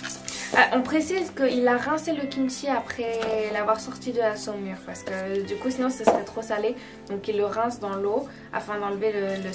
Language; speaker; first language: French; native; French